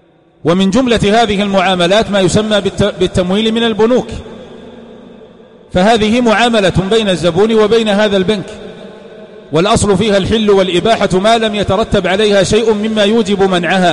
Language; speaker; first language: Arabic; native; Arabic